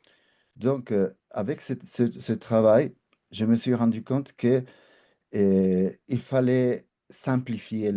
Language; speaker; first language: French; non-native, fluent; Spanish